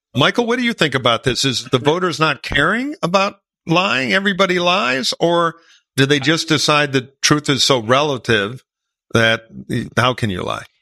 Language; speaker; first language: English; native; English